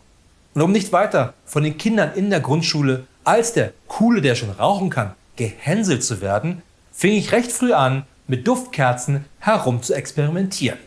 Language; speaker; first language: German; native; German